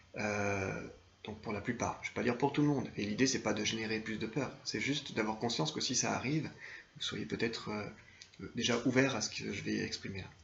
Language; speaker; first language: French; native; French